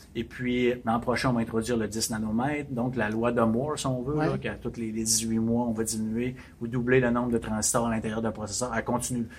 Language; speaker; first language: French; native; French